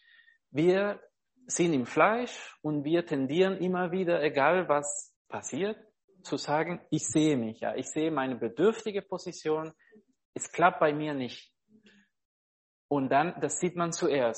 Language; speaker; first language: German; non-native, fluent; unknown